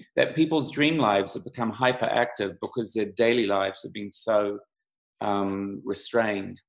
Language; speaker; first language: English; native; English